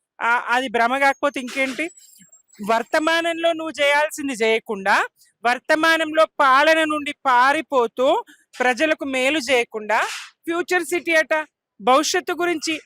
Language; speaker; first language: Telugu; native; Telugu